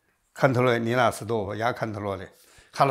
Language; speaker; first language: Russian; non-native, learner; Chinese